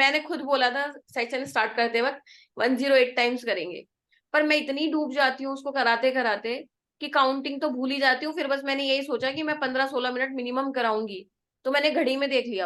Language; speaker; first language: Hindi; native; Hindi